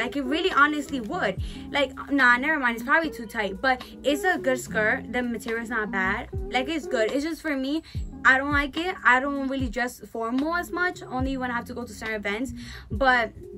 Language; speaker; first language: English; early bilingual, other home language; Spanish